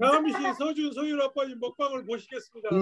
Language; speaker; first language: Korean; native; Korean